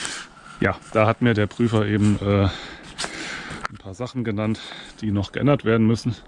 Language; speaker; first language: German; native; German